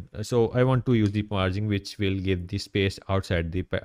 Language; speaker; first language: English; non-native, local second language; Urdu